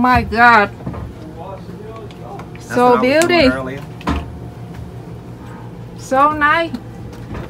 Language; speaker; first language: English; non-native, learner; Vietnamese